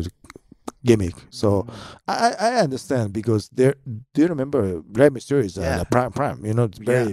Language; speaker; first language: English; non-native, learner; Japanese